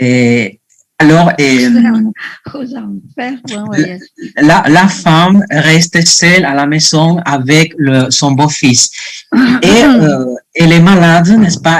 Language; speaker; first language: French; non-native, fluent; Spanish